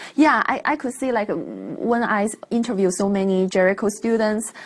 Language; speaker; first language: English; non-native, fluent; Chinese